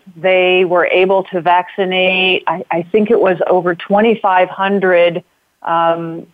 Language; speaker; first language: English; native; English